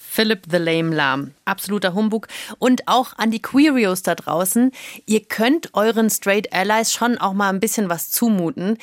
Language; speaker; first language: German; native; German